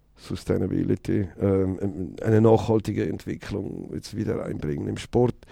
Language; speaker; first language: German; native; German